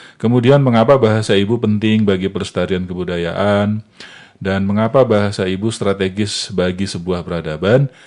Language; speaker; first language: Indonesian; non-native, local second language; Malay